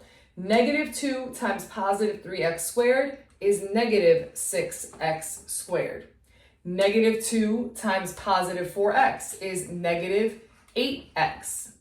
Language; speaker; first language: English; native; English